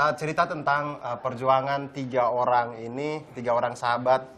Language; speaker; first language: Indonesian; native; Indonesian